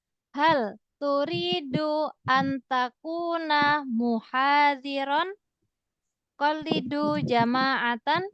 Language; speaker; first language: Arabic; non-native, fluent; Indonesian